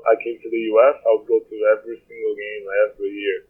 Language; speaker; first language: English; non-native, fluent; Portuguese